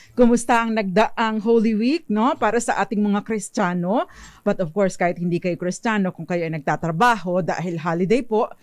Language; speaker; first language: Filipino; native; Filipino